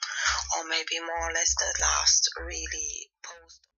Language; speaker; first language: English; non-native, fluent; Spanish